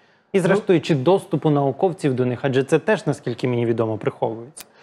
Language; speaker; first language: Ukrainian; native; Ukrainian